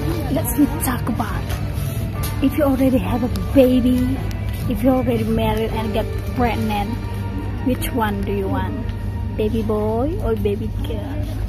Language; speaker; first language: English; non-native, learner; Indonesian